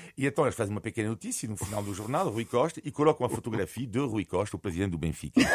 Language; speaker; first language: Portuguese; non-native, fluent; French